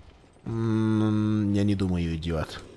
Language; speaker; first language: Russian; non-native, learner; English